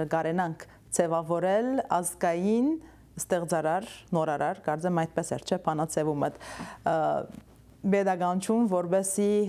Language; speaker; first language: Armenian; early bilingual, heritage; Armenian